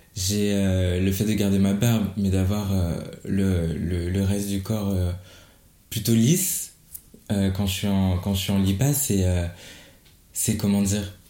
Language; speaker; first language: French; native; French